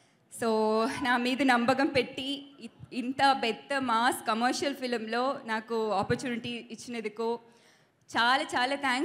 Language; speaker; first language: Telugu; non-native, learner; Tamil